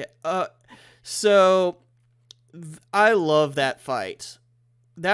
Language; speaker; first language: English; native; English